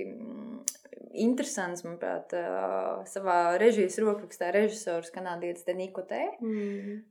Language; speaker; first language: Latvian; native; Latvian